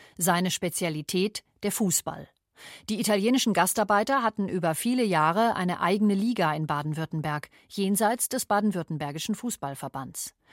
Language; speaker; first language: German; native; German